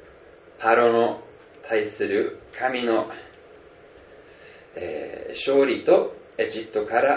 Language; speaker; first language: Japanese; non-native, fluent; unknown